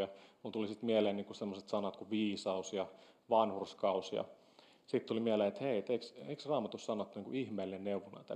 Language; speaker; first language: Finnish; native; Finnish